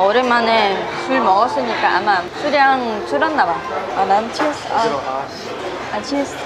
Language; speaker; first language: Korean; non-native, learner; Vietnamese